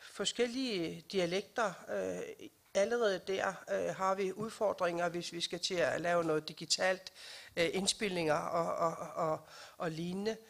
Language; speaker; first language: Danish; non-native, local second language; Kalaallisut